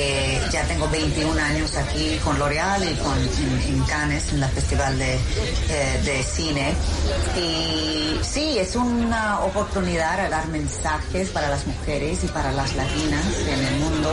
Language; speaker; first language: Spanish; non-native, learner; English